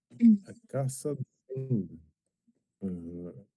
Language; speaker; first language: Portuguese; non-native, learner; Spanish